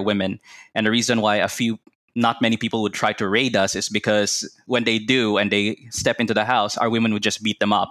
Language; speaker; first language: English; non-native, local second language; Cebuano